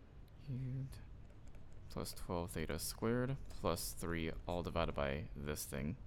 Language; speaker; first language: English; native; English